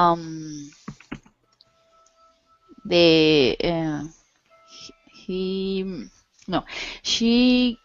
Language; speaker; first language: English; non-native, learner; Spanish